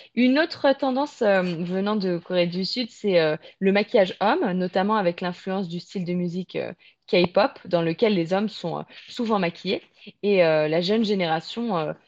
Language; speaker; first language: French; native; French